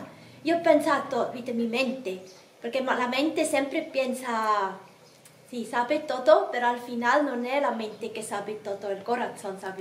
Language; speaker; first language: Spanish; non-native, learner; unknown